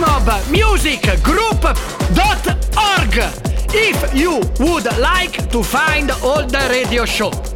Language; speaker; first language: English; non-native, fluent; Italian